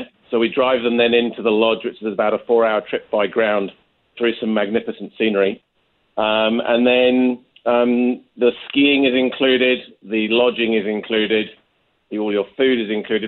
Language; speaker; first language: English; native; English